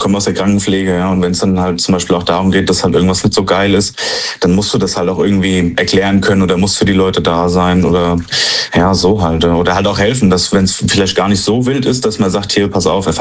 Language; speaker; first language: German; native; German